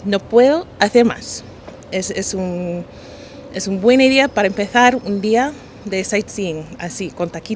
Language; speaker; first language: Spanish; non-native, fluent; English